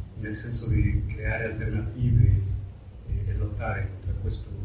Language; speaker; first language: Italian; non-native, fluent; Spanish